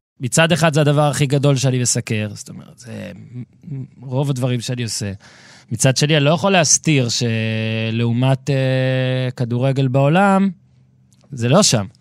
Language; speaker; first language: Hebrew; native; Hebrew